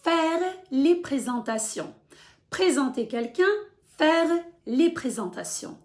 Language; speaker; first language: French; non-native, fluent; Ukrainian